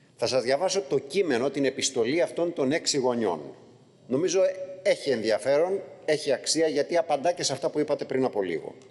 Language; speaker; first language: Greek; native; Greek